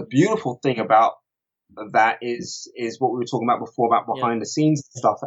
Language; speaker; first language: English; native; English